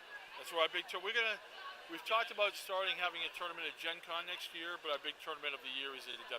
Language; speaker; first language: English; native; English